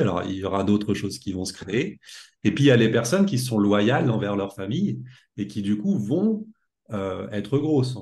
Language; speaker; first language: French; native; French